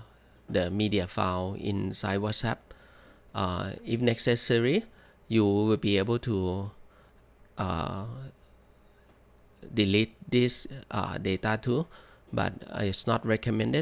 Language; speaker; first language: English; non-native, fluent; Thai